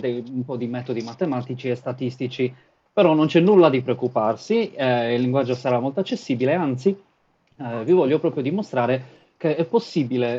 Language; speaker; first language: Italian; native; Italian